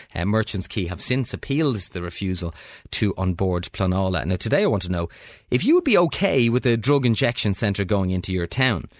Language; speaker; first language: English; native; English